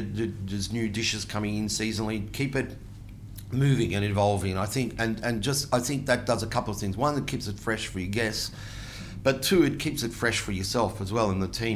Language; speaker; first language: English; non-native, local second language; Italian